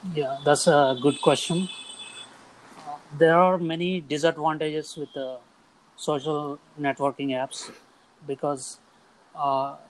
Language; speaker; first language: English; non-native, local second language; Telugu